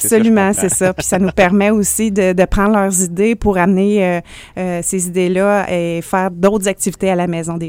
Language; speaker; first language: French; native; French